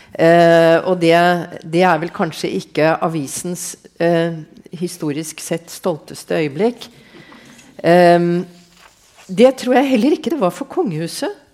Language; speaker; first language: Norwegian; native; Norwegian